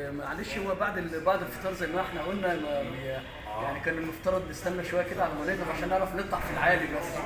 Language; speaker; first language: Arabic; native; Arabic